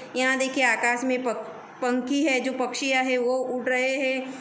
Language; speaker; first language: Hindi; non-native, local second language; Gujarati